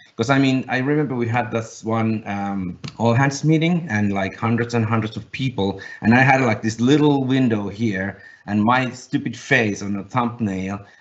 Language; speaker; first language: English; non-native, fluent; Finnish